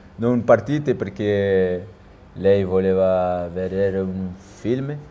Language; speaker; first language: Italian; non-native, learner; French